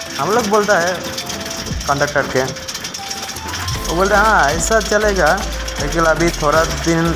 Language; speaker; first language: Hindi; non-native, local second language; Bangla